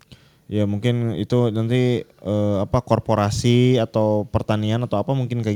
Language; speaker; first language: Indonesian; native; Indonesian